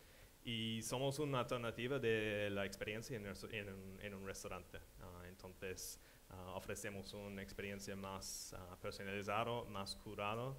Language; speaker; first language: Spanish; non-native, fluent; English